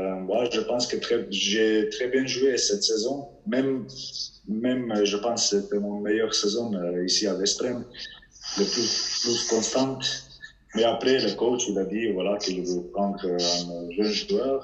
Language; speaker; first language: French; non-native, fluent; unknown